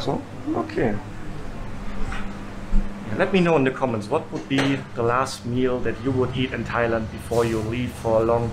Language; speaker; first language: English; non-native, fluent; German